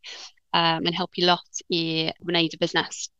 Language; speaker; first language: Welsh; non-native, learner; English